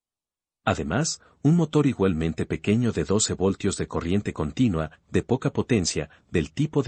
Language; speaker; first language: Spanish; native; Spanish